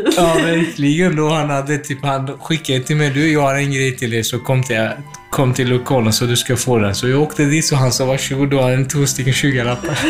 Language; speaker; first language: Swedish; non-native, fluent; Kurdish